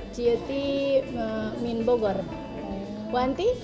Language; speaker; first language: Arabic; non-native, learner; Indonesian